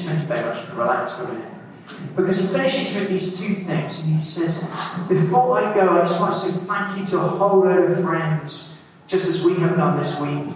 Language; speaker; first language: English; native; English